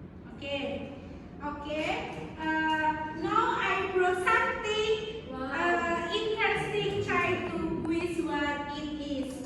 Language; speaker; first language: English; non-native, learner; Indonesian